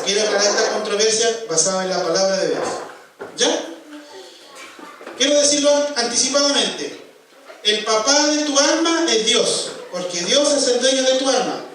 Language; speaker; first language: Spanish; native; Spanish